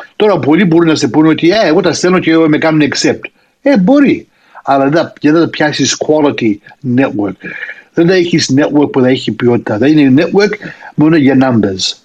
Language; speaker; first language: Greek; early bilingual, heritage; Greek